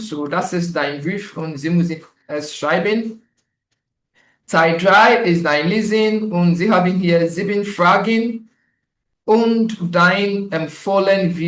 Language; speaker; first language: German; non-native, learner; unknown